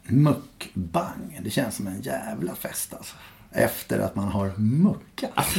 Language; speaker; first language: Swedish; native; Swedish